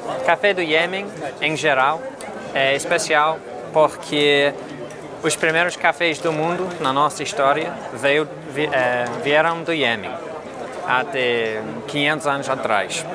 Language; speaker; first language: Portuguese; non-native, fluent; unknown